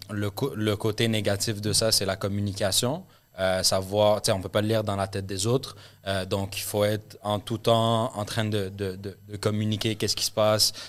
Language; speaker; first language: French; early bilingual, other home language; Arabic